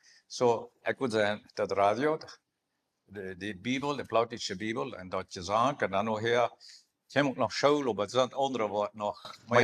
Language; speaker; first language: German; non-native, learner; Plautdietsch